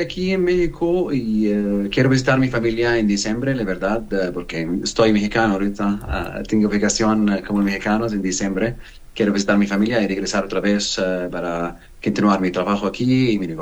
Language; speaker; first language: Spanish; non-native, learner; Arabic